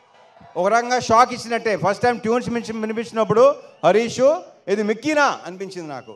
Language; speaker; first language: Telugu; native; Telugu